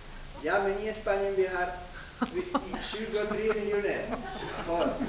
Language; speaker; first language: Swedish; non-native, learner; Spanish